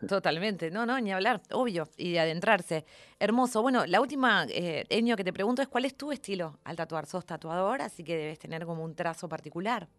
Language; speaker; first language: Spanish; native; Spanish